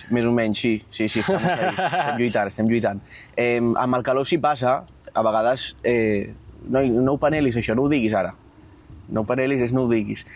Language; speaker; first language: Catalan; native; Catalan